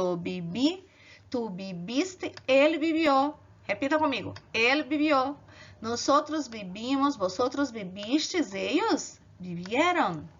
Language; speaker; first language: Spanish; non-native, learner; Portuguese